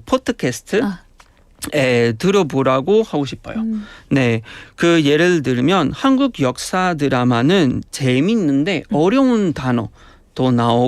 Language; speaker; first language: Korean; non-native, fluent; Spanish